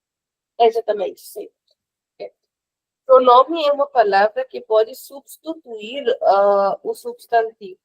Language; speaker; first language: Portuguese; non-native, fluent; Hindi